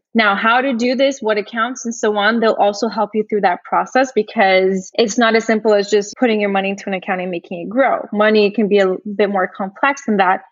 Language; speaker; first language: English; early bilingual, other home language; Portuguese